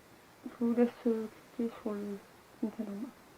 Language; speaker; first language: French; native; French